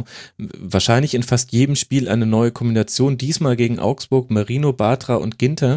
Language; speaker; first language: German; native; German